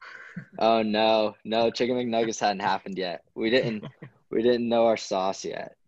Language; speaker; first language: English; native; English